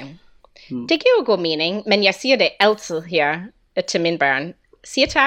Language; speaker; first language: Danish; non-native, fluent; English